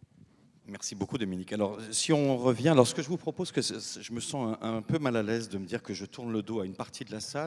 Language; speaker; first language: French; native; French